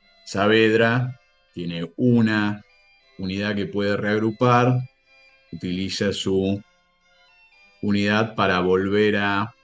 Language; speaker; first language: Spanish; native; Spanish